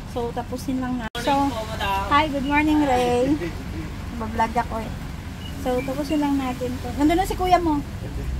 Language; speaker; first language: Filipino; non-native, local second language; Hiligaynon